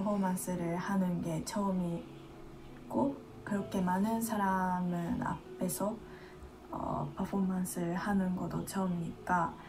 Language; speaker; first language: Korean; non-native, fluent; Japanese